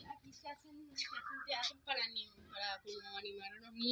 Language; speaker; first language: Spanish; early bilingual, heritage; Spanish